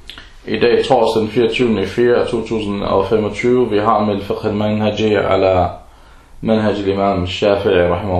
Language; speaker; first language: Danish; early bilingual, other home language; Arabic